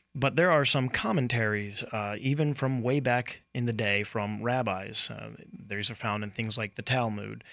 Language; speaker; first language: English; native; English